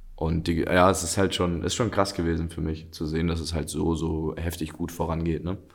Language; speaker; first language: German; early bilingual, other home language; Russian